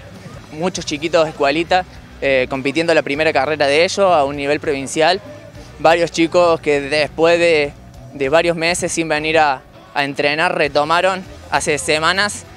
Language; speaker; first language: Spanish; native; Spanish